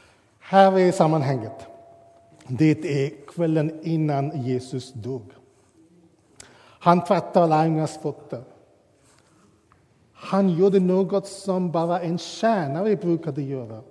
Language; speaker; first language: Swedish; non-native, fluent; English